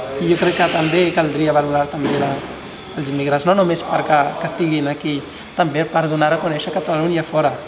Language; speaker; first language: Catalan; non-native, fluent; Arabic